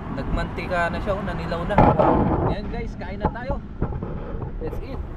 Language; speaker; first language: Filipino; non-native, local second language; Pampanga